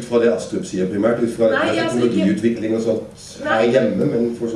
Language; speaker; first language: Norwegian; native; Norwegian